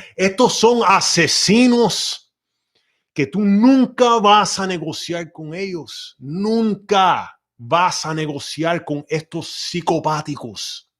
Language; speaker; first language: Spanish; early bilingual, heritage; Spanish